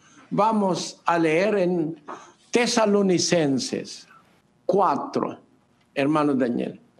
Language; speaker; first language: Spanish; non-native, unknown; Filipino